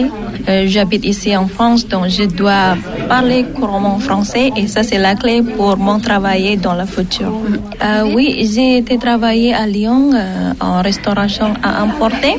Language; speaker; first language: French; non-native, learner; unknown